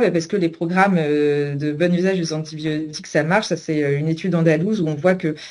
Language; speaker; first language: French; native; French